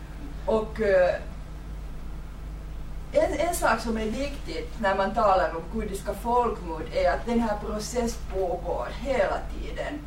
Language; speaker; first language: Swedish; non-native, fluent; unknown